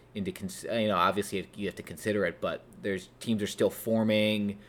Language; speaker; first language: English; native; English